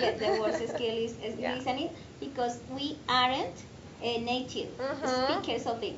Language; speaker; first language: English; non-native, fluent; Spanish